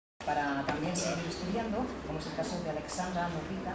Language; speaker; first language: Spanish; native; Spanish